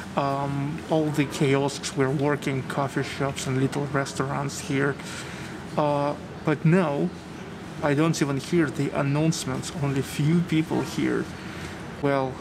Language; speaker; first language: English; non-native, fluent; Russian